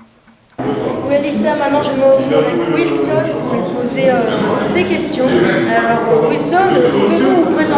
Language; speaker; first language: French; native; French